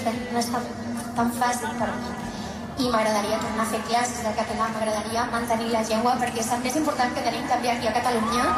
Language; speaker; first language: Catalan; non-native, local second language; Spanish